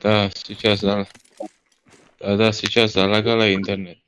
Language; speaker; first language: Russian; non-native, fluent; Georgian